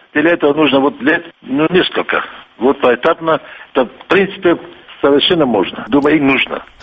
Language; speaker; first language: Russian; non-native, local second language; Kurdish